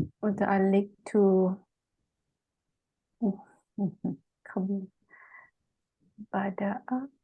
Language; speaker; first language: Arabic; non-native, learner; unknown